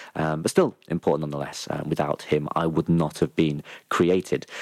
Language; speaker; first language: English; native; English